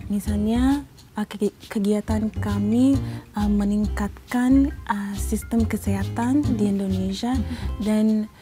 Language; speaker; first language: Indonesian; non-native, fluent; English